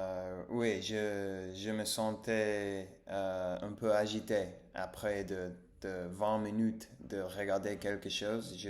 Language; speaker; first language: French; non-native, learner; English